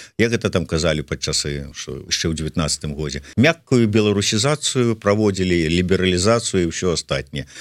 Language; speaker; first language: Belarusian; native; Belarusian